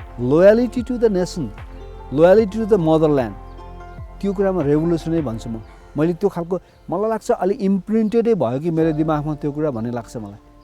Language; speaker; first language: Nepali; native; Nepali